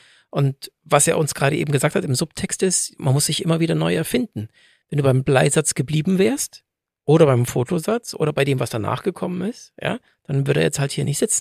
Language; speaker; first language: German; native; German